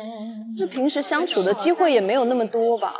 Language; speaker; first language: Chinese; native; Chinese